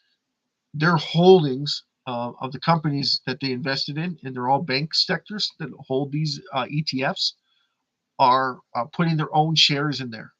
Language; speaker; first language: English; native; English